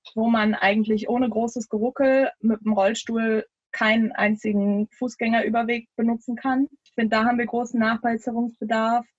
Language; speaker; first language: German; native; German